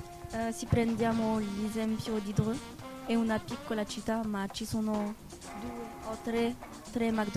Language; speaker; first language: Italian; non-native, learner; French